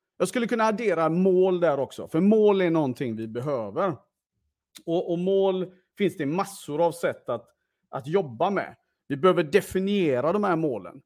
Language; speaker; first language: Swedish; early bilingual, other home language; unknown